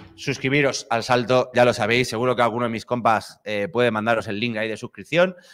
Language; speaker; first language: Spanish; native; Spanish